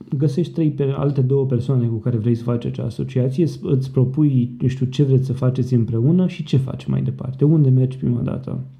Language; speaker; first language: Romanian; native; Romanian